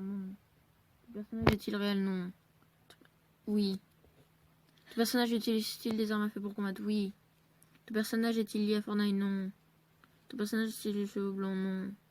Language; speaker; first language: French; native; French